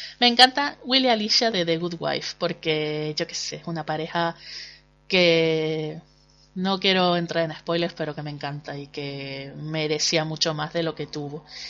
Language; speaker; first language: Spanish; native; Spanish